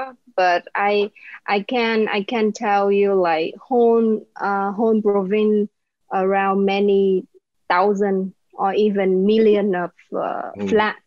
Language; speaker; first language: English; non-native, learner; Vietnamese